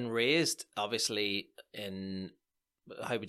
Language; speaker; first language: English; native; English